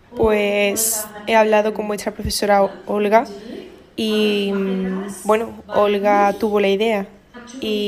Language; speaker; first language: Spanish; non-native, fluent; German